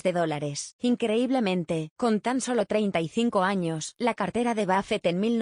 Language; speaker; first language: Spanish; native; Spanish